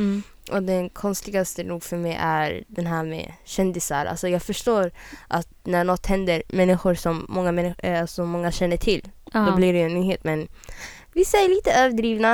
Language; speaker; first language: Swedish; native; Swedish